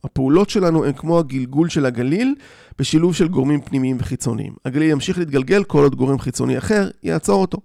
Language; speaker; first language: Hebrew; native; Hebrew